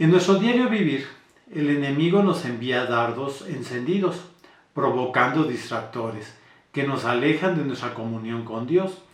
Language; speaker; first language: Spanish; native; Spanish